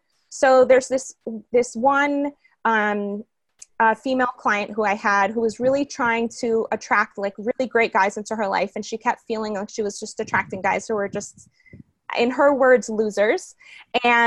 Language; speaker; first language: English; early bilingual, other home language; Spanish